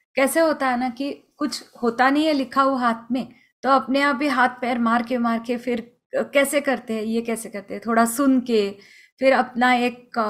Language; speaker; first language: Hindi; non-native, local second language; Marathi